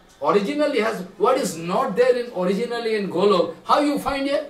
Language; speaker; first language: English; non-native, local second language; Bangla